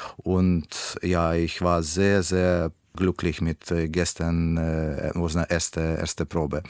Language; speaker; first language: German; non-native, learner; Russian